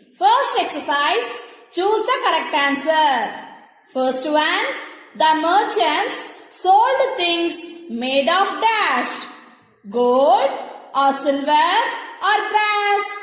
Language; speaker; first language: English; non-native, local second language; Tamil